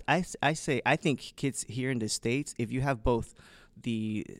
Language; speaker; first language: English; early bilingual, other home language; Chinese